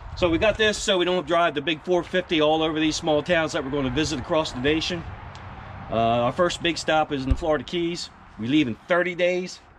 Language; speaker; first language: English; native; English